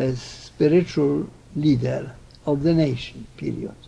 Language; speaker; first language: English; non-native, fluent; Polish